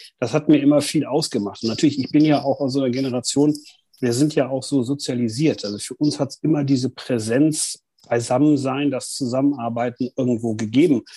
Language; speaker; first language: German; native; German